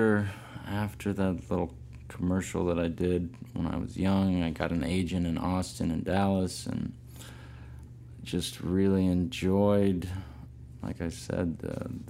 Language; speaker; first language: English; native; English